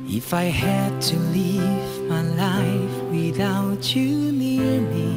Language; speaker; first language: English; non-native, learner; Indonesian